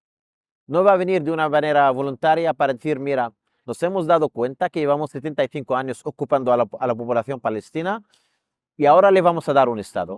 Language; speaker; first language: Spanish; non-native, fluent; Arabic